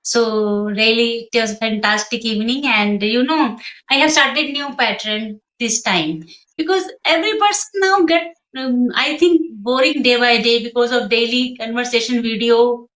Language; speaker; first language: English; non-native, local second language; Hindi